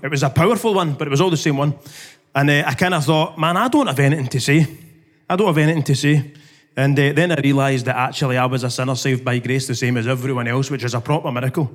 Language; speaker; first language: English; native; English